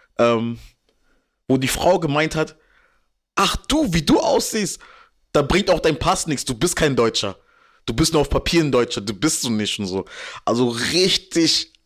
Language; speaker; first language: German; early bilingual, other home language; French